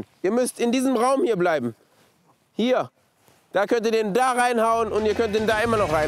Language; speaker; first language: German; native; German